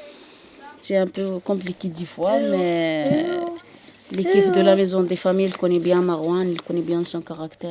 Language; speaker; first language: French; non-native, fluent; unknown